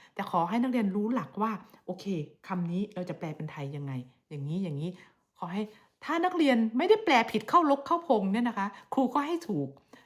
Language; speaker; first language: Thai; native; Thai